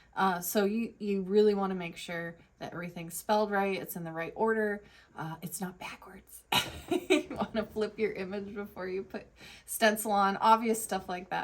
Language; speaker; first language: English; native; English